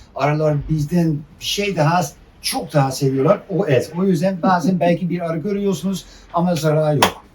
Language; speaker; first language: Turkish; non-native, fluent; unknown